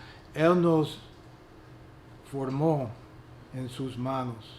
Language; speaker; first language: Spanish; non-native, fluent; English